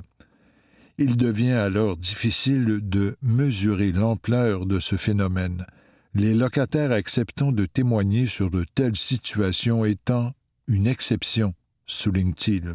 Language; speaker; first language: French; native; French